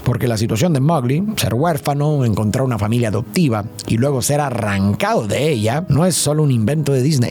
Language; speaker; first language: Spanish; native; Spanish